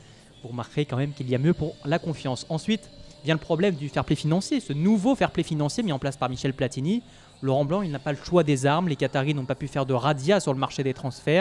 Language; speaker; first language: French; native; French